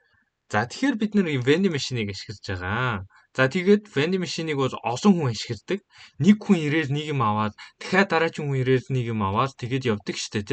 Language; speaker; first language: Mongolian; native; Mongolian